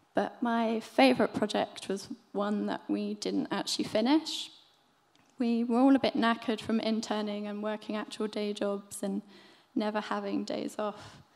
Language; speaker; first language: English; native; English